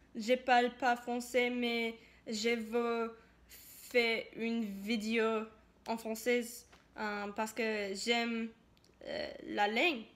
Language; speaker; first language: French; non-native, learner; English